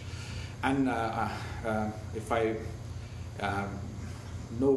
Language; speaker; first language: English; non-native, fluent; Finnish